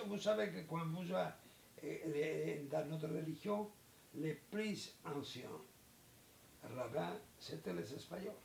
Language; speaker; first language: French; non-native, learner; Spanish